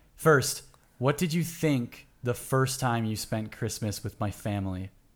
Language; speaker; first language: English; native; English